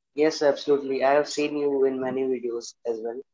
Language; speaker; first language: English; non-native, local second language; Hindi